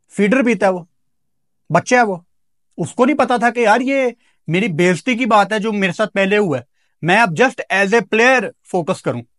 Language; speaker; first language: Urdu; non-native, local second language; Punjabi